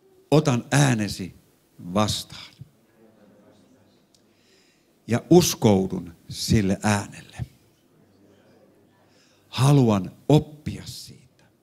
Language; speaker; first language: Finnish; non-native, fluent; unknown